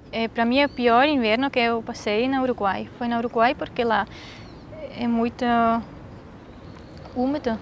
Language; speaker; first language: Portuguese; non-native, fluent; Swiss German